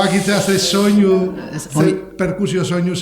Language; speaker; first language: Basque; native; Basque